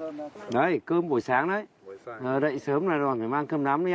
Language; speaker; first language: Vietnamese; native; Vietnamese